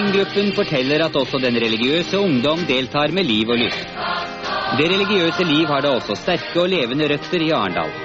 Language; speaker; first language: Norwegian; native; Norwegian